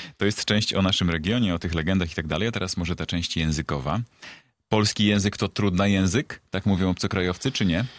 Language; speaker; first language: Polish; native; Polish